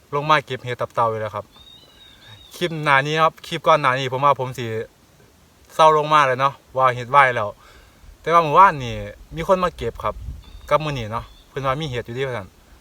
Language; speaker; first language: Thai; native; Thai